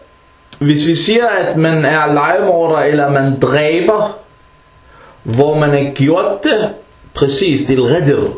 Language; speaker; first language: Danish; early bilingual, other home language; Arabic